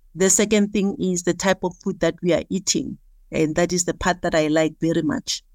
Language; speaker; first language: English; non-native, local second language; Southern Sotho